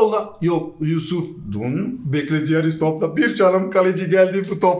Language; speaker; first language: Turkish; non-native, learner; Portuguese